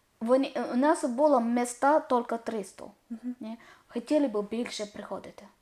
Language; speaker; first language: Ukrainian; non-native, learner; Malayalam